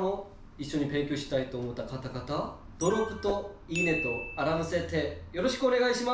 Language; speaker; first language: Japanese; non-native, learner; Korean